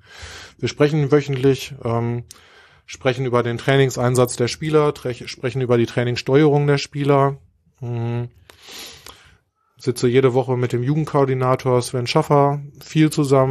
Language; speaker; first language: German; native; German